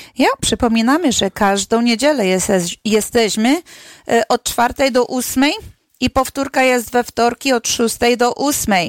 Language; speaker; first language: Polish; early bilingual, heritage; English